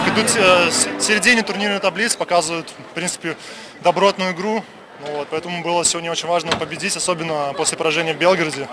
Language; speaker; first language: Russian; native; Russian